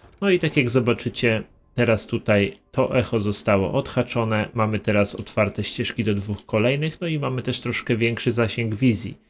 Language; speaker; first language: Polish; native; Polish